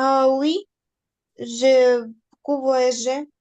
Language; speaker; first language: French; non-native, learner; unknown